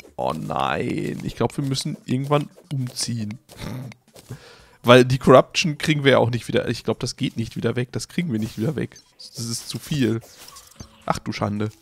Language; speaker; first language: German; native; German